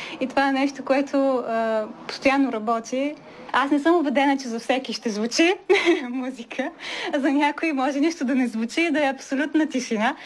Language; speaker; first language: Bulgarian; native; Bulgarian